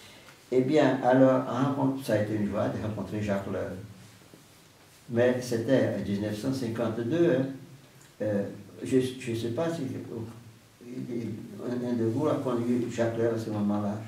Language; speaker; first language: French; non-native, fluent; Portuguese